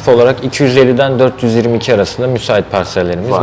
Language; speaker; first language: Turkish; native; Turkish